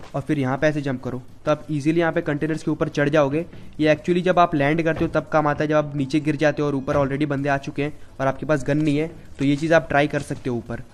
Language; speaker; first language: Hindi; native; Hindi